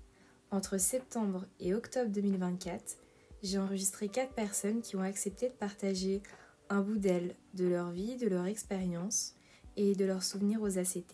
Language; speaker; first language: French; native; French